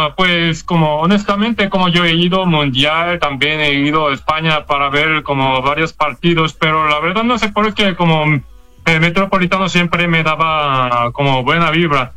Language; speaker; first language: Spanish; non-native, learner; Korean